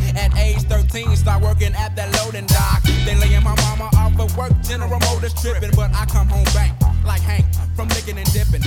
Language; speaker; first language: English; native; English